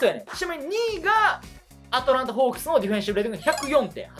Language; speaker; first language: Japanese; native; Japanese